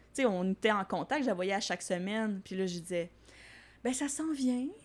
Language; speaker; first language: French; native; French